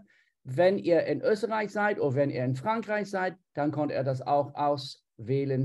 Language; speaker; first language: German; non-native, fluent; English